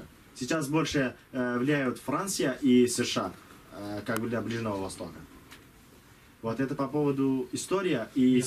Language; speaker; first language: Russian; non-native, learner; Kurdish